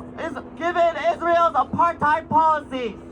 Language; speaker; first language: English; native; English